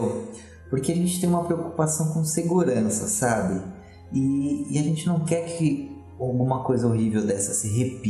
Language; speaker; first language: Portuguese; native; Portuguese